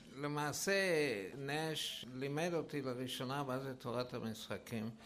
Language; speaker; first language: Hebrew; non-native, fluent; English